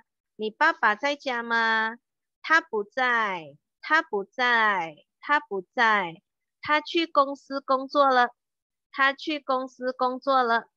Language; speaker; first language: Chinese; non-native, fluent; Indonesian